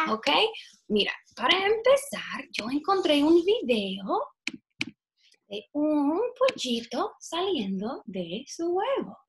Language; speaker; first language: Spanish; non-native, fluent; English